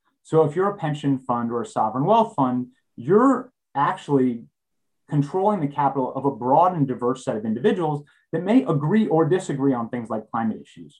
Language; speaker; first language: English; native; English